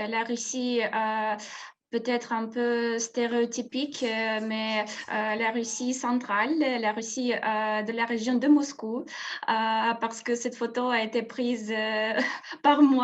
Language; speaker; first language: French; non-native, fluent; Russian